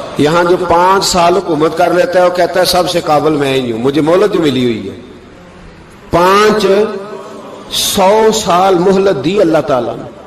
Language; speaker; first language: Urdu; non-native, local second language; Punjabi